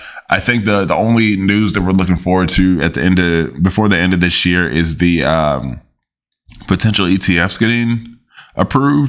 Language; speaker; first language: English; native; English